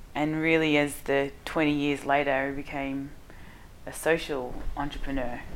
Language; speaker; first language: English; native; English